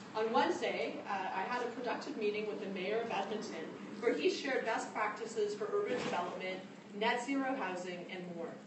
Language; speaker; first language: English; native; English